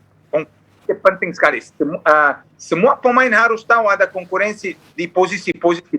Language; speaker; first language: Indonesian; non-native, fluent; Serbian